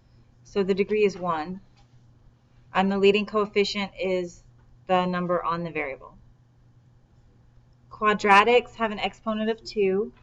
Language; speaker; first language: English; native; English